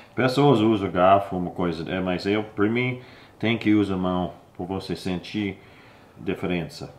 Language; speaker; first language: Portuguese; non-native, learner; English